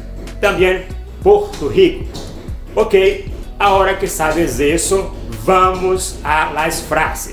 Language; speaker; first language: Spanish; non-native, fluent; Portuguese